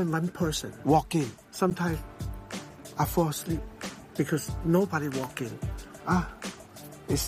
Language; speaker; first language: English; non-native, fluent; Chinese